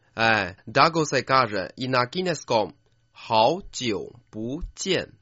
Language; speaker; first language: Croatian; non-native, fluent; Chinese